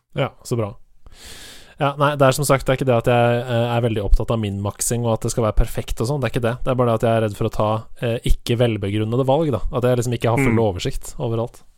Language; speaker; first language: Norwegian; native; Norwegian